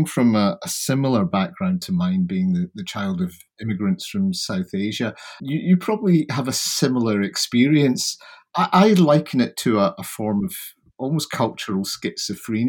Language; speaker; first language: English; native; English